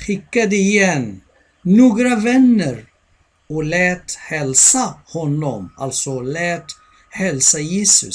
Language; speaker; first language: Swedish; non-native, fluent; Arabic